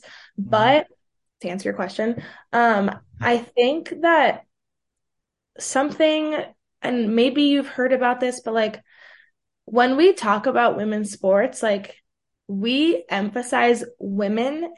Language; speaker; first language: English; early bilingual, other home language; Portuguese